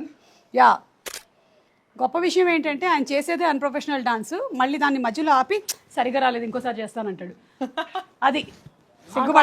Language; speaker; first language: Telugu; native; Telugu